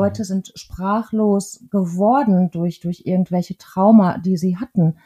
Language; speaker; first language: German; native; German